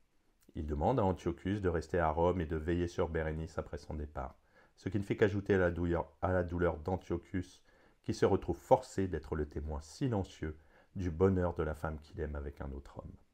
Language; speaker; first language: French; native; French